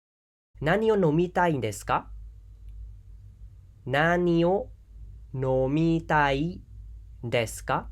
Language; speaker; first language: Japanese; non-native, fluent; Khmer